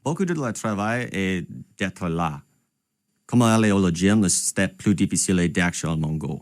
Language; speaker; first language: French; non-native, local second language; English